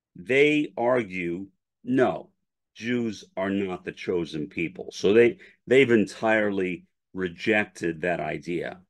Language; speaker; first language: English; native; English